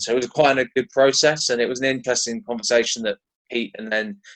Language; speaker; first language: English; native; English